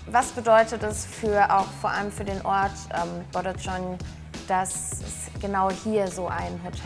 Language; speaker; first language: German; native; German